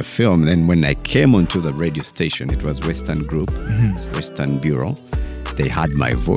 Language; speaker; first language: English; non-native, local second language; Nyankole